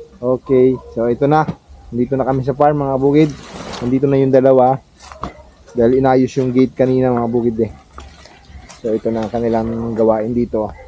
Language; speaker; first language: Filipino; native; Filipino